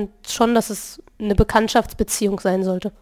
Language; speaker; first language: German; native; German